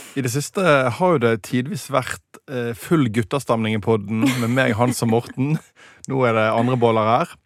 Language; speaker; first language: Norwegian; native; Norwegian